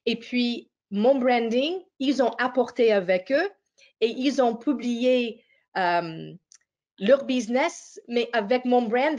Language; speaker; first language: French; non-native, fluent; English